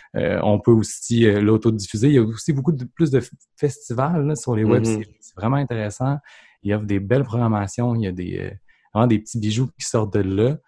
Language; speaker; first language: French; native; French